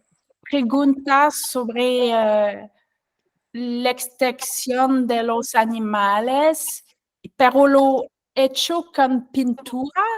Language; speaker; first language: Spanish; non-native, learner; French